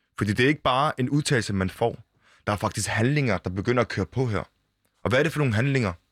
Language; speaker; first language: Danish; early bilingual, other home language; Arabic